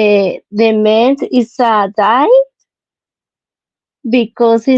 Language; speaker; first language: English; non-native, learner; Spanish